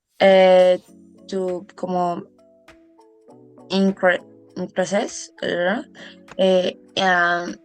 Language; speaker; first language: English; non-native, learner; Spanish